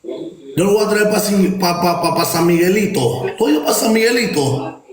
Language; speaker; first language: Spanish; native; Spanish